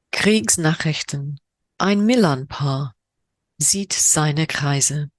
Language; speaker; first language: German; non-native, fluent; English